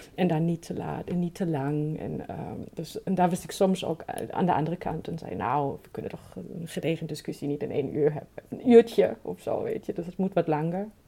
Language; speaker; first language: Dutch; non-native, fluent; German